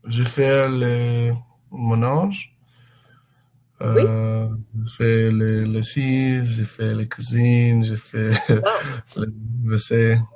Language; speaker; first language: French; non-native, learner; English